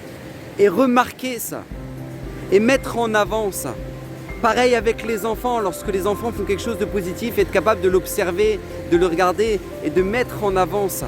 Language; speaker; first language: French; native; French